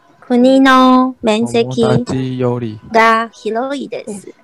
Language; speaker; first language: Japanese; non-native, learner; Chinese